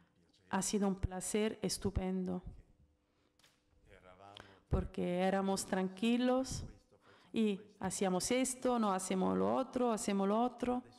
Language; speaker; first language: Spanish; non-native, fluent; Italian